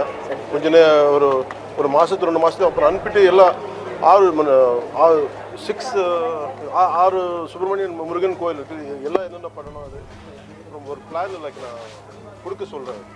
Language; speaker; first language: Tamil; non-native, learner; Telugu